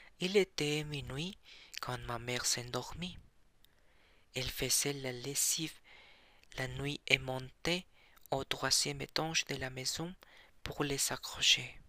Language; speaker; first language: French; non-native, learner; Spanish